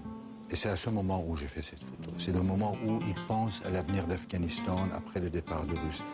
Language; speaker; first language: French; non-native, fluent; Persian